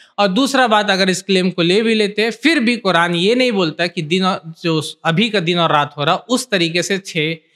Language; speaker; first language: Hindi; native; Hindi